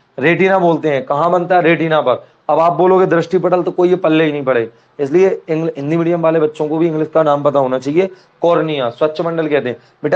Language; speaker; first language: Hindi; non-native, local second language; Marathi